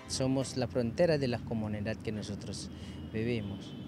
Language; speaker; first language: Spanish; non-native, local second language; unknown